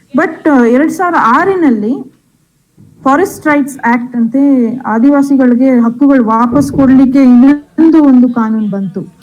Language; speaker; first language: Kannada; non-native, local second language; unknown